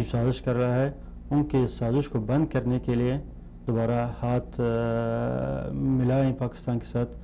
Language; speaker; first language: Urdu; non-native, fluent; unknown